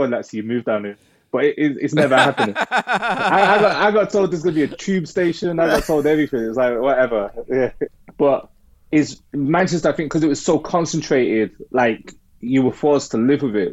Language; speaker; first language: English; native; English